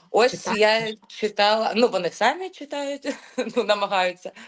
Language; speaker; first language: Ukrainian; non-native, local second language; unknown